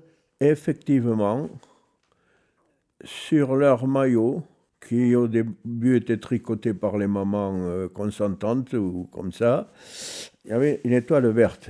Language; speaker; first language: French; native; French